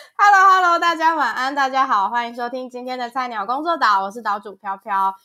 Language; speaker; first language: Chinese; native; Chinese